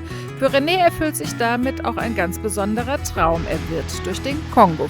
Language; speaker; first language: German; native; German